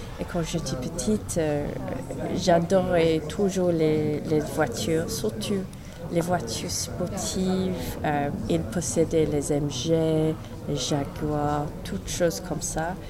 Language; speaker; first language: French; non-native, learner; English